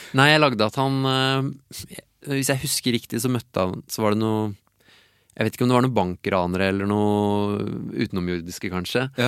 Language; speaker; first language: Norwegian; native; Norwegian